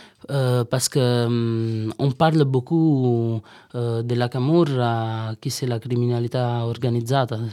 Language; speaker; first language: French; non-native, learner; Italian